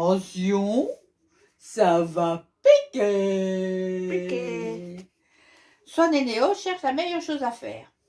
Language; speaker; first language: French; native; French